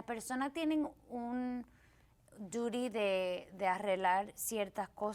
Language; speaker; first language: Spanish; early bilingual, heritage; Spanish